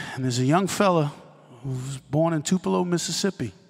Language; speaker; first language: English; native; English